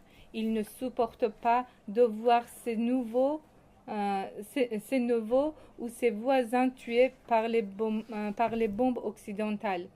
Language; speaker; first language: French; non-native, fluent; Persian